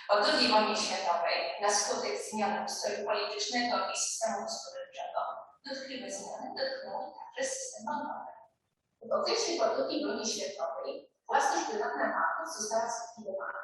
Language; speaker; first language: Polish; native; Polish